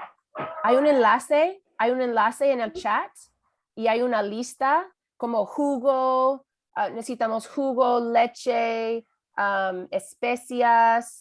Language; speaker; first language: Spanish; non-native, learner; English